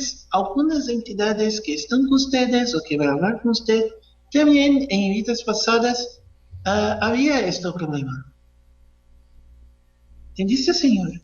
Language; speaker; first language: Spanish; non-native, learner; Portuguese